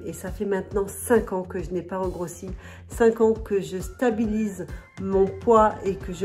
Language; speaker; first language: French; native; French